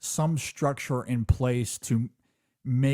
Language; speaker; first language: English; native; English